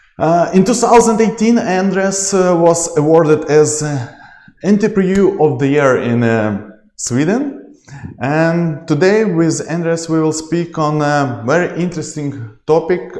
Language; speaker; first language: English; non-native, learner; Ukrainian